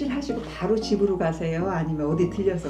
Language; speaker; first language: Korean; native; Korean